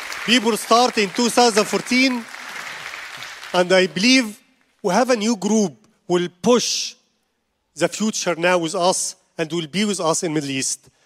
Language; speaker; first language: English; non-native, learner; Arabic